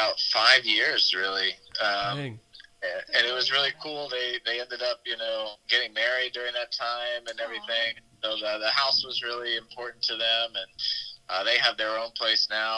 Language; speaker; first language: English; native; English